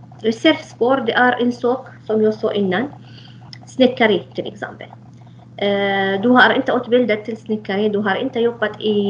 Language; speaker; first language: Swedish; non-native, fluent; Arabic